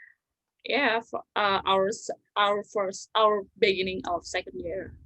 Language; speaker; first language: English; non-native, learner; Indonesian